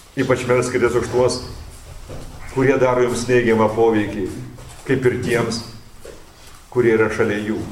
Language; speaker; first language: Lithuanian; native; Lithuanian